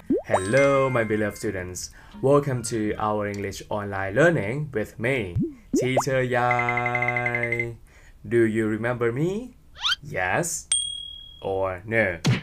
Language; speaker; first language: English; non-native, fluent; Thai